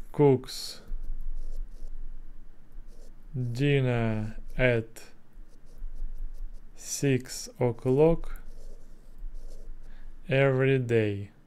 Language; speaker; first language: English; non-native, learner; Russian